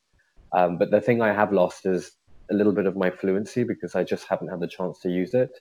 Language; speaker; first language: English; native; English